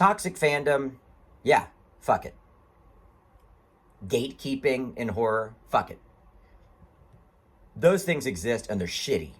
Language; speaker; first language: English; native; English